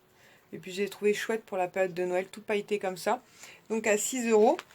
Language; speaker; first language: French; native; French